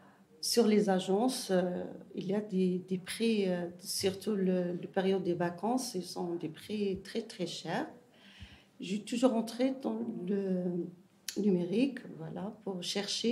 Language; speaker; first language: French; non-native, learner; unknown